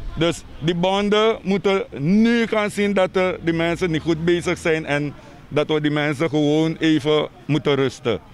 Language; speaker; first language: Dutch; native; Dutch